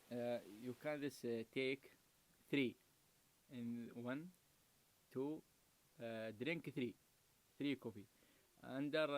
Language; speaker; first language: English; non-native, learner; Arabic